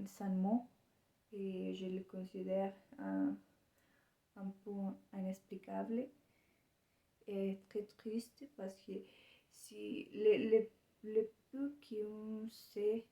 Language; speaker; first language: French; non-native, learner; Spanish